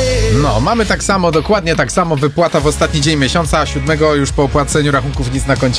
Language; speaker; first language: Polish; native; Polish